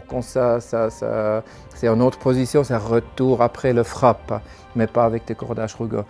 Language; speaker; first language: French; non-native, learner; German